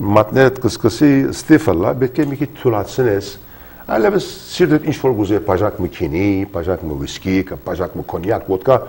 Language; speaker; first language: Armenian; early bilingual, heritage; Armenian